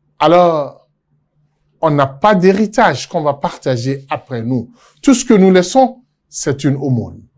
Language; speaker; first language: French; non-native, local second language; Yoruba